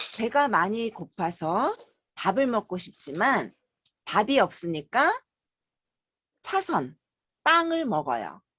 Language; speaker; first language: Korean; native; Korean